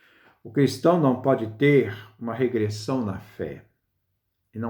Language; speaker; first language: Portuguese; native; Portuguese